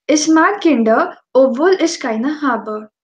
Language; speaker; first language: German; non-native, fluent; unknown